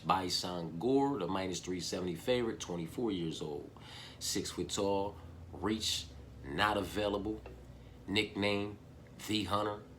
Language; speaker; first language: English; native; English